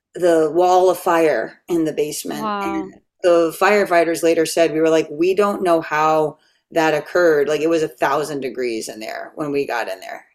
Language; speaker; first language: English; native; English